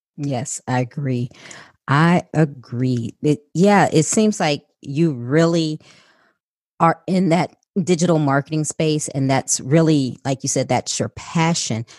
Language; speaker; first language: English; native; English